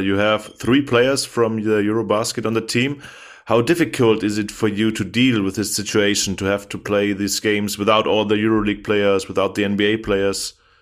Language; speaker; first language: English; non-native, fluent; German